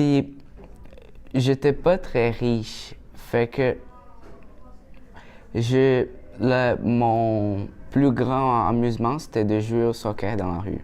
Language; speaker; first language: French; early bilingual, other home language; Portuguese